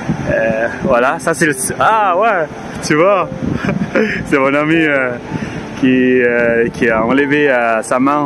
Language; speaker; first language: French; non-native, fluent; Indonesian